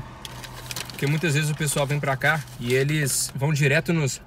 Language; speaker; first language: Portuguese; native; Portuguese